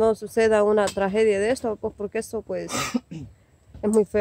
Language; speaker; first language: Spanish; native; Spanish